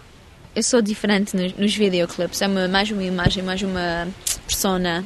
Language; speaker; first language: Portuguese; early bilingual, heritage; English